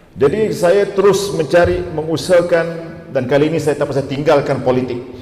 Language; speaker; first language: Malay; native; Malay